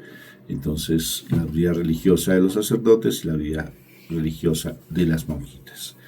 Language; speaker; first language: Spanish; native; Spanish